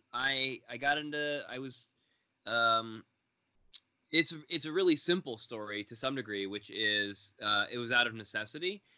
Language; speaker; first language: English; native; English